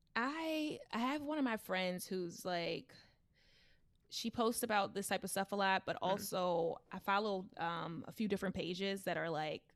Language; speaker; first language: English; native; English